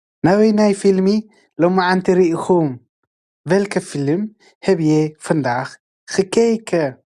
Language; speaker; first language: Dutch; non-native, learner; Tigrinya